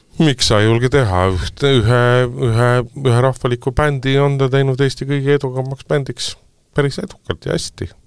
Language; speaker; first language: Estonian; native; Estonian